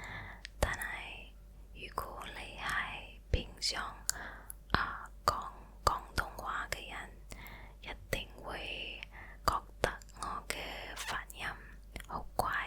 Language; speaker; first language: Cantonese; non-native, local second language; Chinese